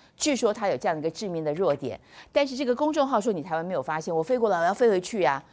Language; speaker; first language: Chinese; native; Chinese